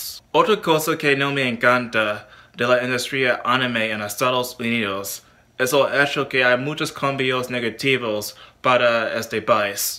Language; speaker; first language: Spanish; non-native, learner; English